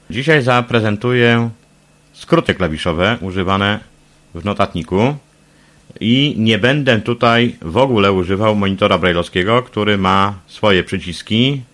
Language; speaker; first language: Polish; native; Polish